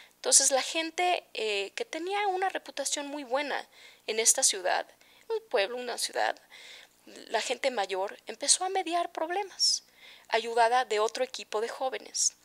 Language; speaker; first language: Spanish; native; Spanish